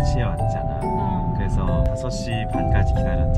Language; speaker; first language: Korean; native; Korean